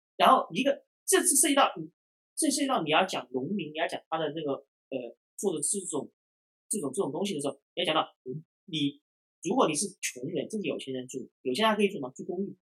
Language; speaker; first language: Chinese; non-native, local second language; Cantonese